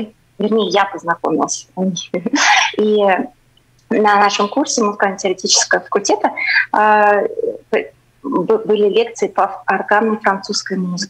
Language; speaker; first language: Russian; native; Russian